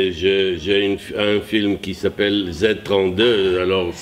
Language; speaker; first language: French; non-native, learner; Hebrew